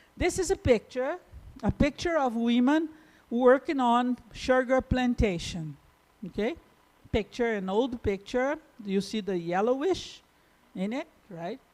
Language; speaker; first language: English; non-native, fluent; Portuguese